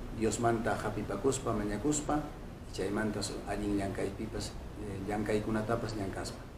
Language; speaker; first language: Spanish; non-native, local second language; Quechua